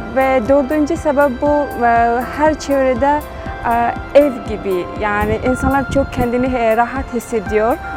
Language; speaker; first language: Turkish; non-native, learner; Persian